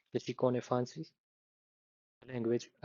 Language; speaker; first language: French; non-native, learner; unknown